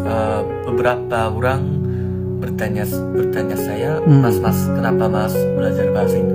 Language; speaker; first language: Indonesian; non-native, learner; Korean